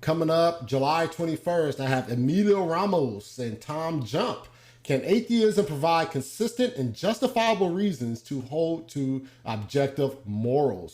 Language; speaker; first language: English; native; English